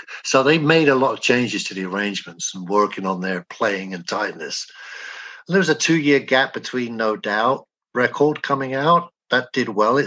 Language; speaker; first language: English; native; English